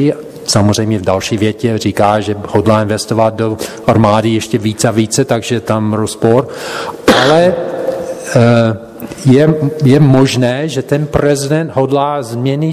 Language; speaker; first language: Czech; non-native, fluent; English